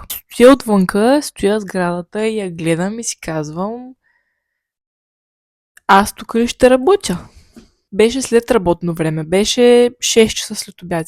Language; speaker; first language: Bulgarian; native; Bulgarian